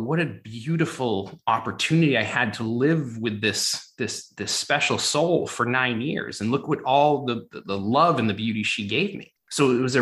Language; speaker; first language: English; native; English